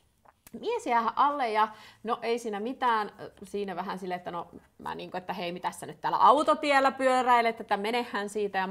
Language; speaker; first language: Finnish; native; Finnish